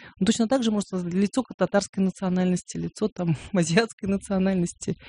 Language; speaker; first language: Russian; native; Russian